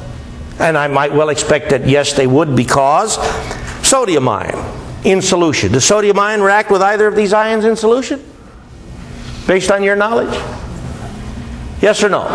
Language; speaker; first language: English; native; English